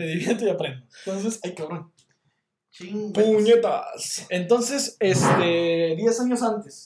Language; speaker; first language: Spanish; native; Spanish